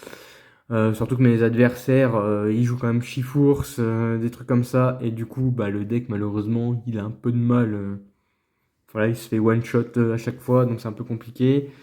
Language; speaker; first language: French; native; French